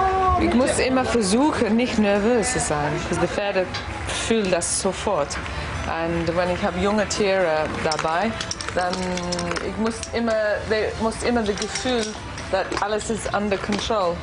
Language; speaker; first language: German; non-native, learner; English